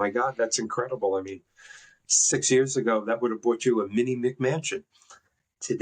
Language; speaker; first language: English; native; English